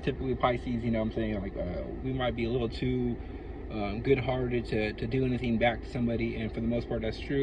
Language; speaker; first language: English; native; English